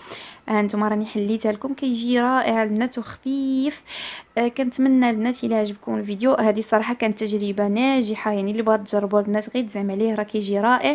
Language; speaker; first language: Arabic; native; Arabic